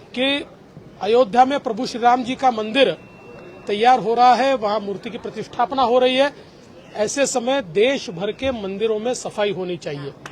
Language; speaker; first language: Hindi; non-native, local second language; Marathi